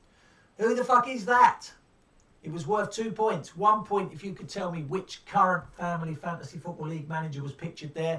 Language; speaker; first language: English; native; English